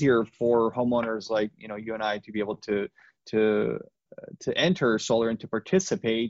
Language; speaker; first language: English; native; English